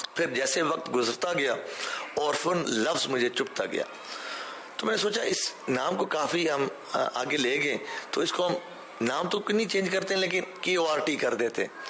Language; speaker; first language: Urdu; early bilingual, heritage; Urdu